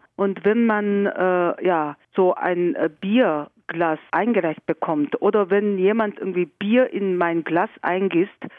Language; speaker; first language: German; non-native, fluent; Korean